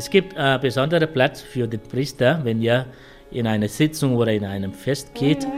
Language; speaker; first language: German; non-native, fluent; Tamil